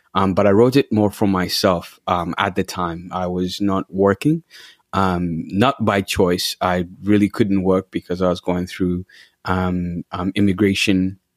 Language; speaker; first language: English; non-native, local second language; Ganda